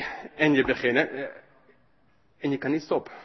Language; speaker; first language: Dutch; non-native, fluent; English